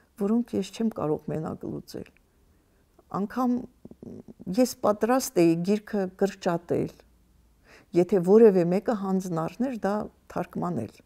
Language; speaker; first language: Armenian; native; Armenian